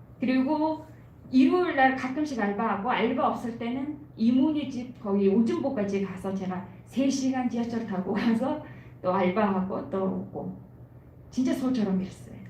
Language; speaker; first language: Korean; non-native, fluent; Mongolian